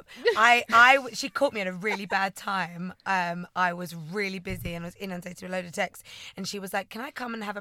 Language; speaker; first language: English; native; English